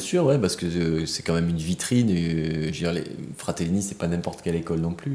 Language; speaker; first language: French; native; French